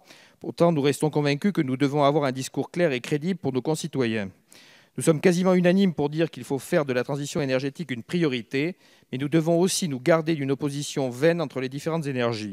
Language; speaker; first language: French; native; French